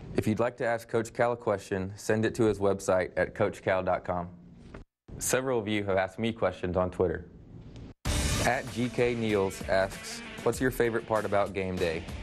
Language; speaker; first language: English; native; English